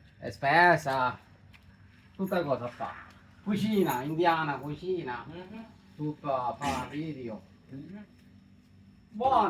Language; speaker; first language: Italian; non-native, learner; Tamil